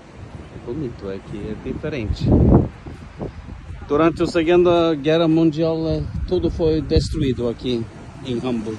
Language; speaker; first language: Portuguese; non-native, fluent; Norwegian